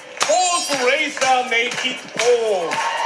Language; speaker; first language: English; non-native, learner; Japanese